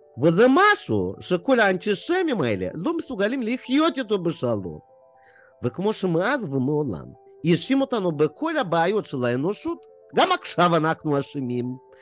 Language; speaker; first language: Hebrew; non-native, fluent; Russian